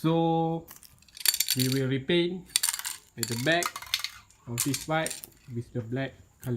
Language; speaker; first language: English; non-native, local second language; Malay